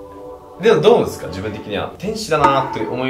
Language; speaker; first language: Japanese; native; Japanese